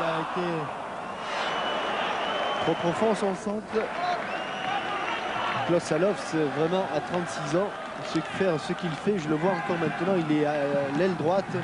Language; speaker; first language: French; native; French